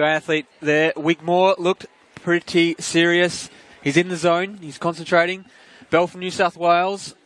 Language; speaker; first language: English; native; English